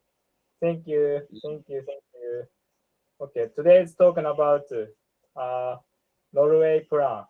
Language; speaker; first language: English; non-native, learner; Japanese